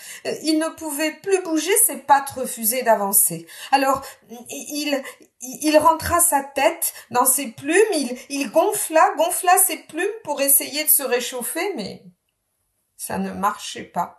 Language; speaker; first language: French; native; French